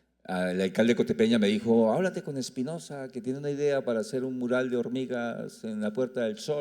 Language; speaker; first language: Spanish; native; Spanish